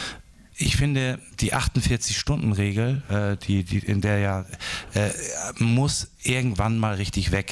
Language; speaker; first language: German; native; German